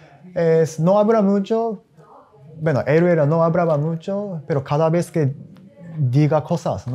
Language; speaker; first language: Spanish; non-native, learner; Japanese